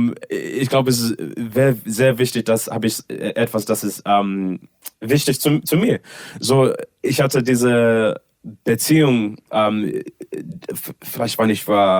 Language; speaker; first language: German; non-native, learner; English